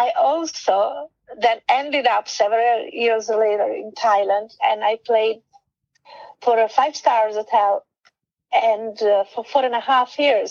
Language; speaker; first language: English; non-native, fluent; Italian